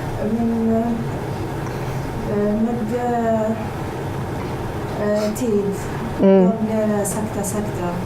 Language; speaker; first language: Swedish; non-native, learner; Arabic